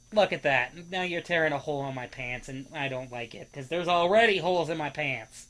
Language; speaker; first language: English; native; English